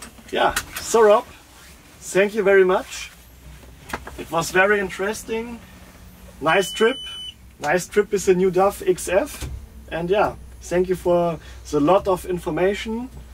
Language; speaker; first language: English; non-native, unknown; German